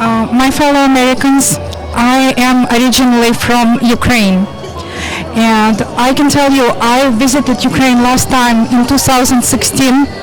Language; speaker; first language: English; non-native, fluent; Russian